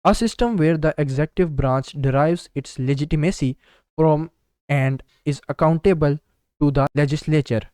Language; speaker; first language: English; non-native, local second language; Urdu